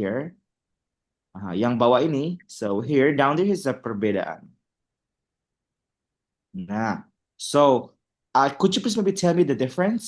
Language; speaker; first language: English; non-native, fluent; Indonesian